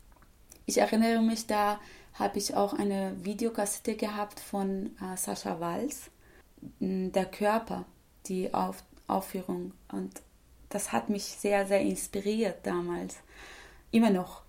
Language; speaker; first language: German; non-native, fluent; Persian